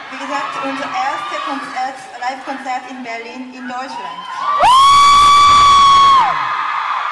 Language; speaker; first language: German; non-native, learner; Korean